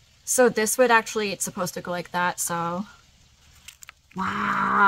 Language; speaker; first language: English; native; English